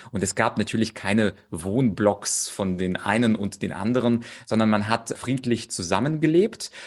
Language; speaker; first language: German; early bilingual, other home language; Russian